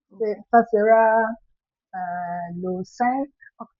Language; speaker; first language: French; non-native, fluent; Igbo